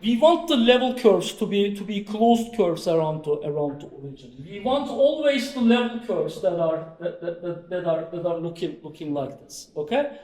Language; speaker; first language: English; non-native, fluent; Turkish